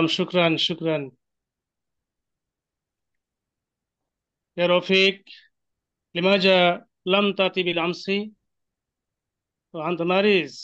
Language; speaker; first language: Arabic; non-native, learner; Bangla